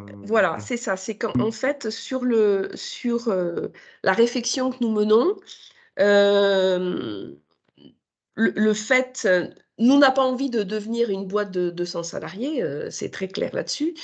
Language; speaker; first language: French; native; French